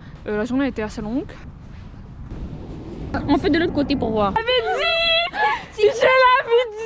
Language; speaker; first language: French; native; French